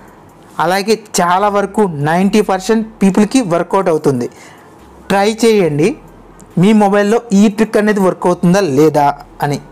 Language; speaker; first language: Telugu; native; Telugu